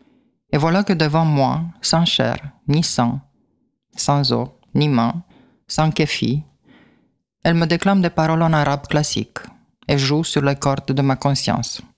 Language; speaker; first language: French; native; French